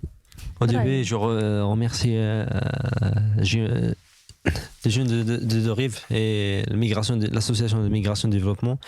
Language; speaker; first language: French; non-native, learner; Arabic